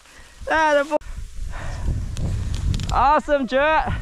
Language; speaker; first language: English; native; English